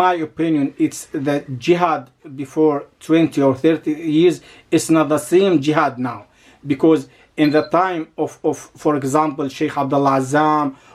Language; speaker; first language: English; non-native, learner; Arabic